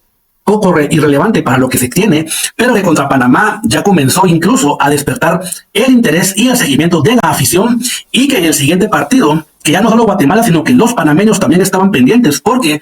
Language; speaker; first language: Spanish; native; Spanish